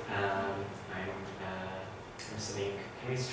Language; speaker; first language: English; non-native, learner; Hungarian